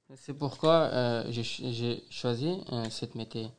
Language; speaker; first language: French; non-native, learner; Persian